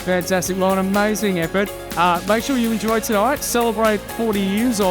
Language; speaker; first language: English; native; English